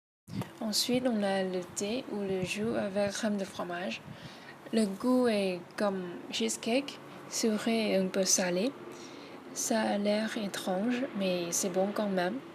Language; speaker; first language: French; non-native, learner; Thai